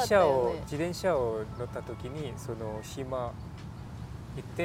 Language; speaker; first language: Japanese; non-native, learner; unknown